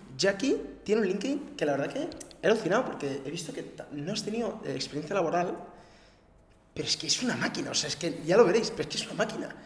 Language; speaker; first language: Spanish; native; Spanish